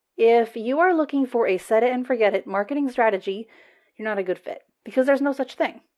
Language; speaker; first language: English; native; English